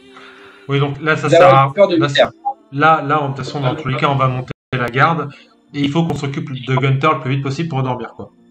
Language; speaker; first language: French; native; French